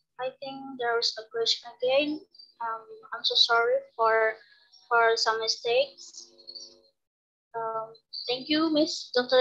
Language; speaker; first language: English; non-native, learner; Indonesian